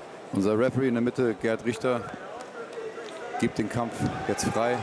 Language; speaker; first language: German; native; German